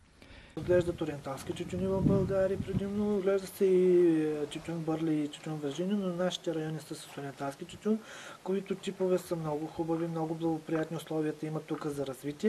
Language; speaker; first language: Bulgarian; native; Bulgarian